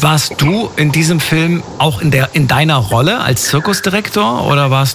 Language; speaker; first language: German; native; German